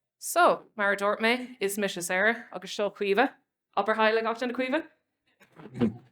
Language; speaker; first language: Irish; non-native, local second language; English